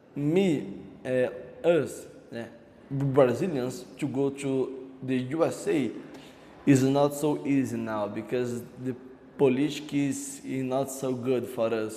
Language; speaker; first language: English; non-native, learner; Portuguese